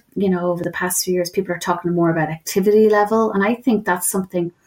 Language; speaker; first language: English; native; English